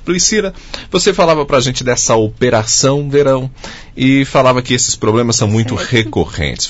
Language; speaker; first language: Portuguese; native; Portuguese